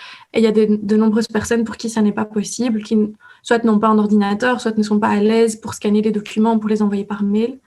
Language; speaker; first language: French; native; French